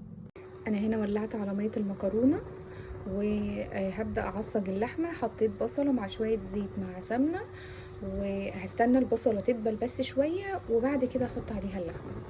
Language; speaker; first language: Arabic; native; Arabic